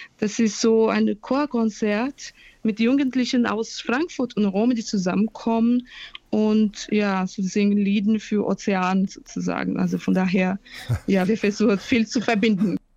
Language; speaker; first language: German; non-native, fluent; Portuguese